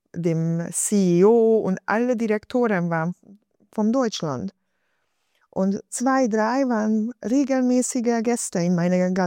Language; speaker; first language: German; non-native, fluent; Hungarian